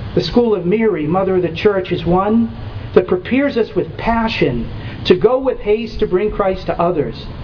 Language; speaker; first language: English; native; English